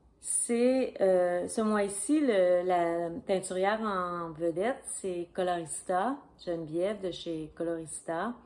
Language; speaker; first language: French; native; French